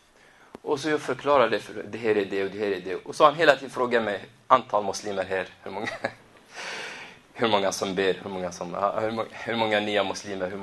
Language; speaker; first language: Swedish; non-native, fluent; Arabic